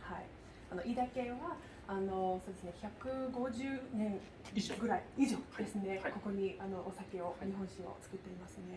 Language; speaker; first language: Japanese; non-native, fluent; English